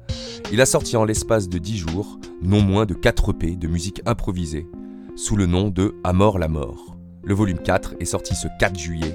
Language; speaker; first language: French; native; French